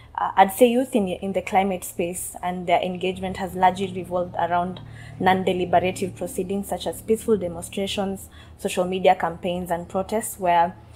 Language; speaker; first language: English; non-native, local second language; Kalenjin